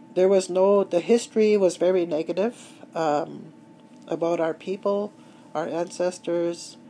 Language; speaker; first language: English; native; English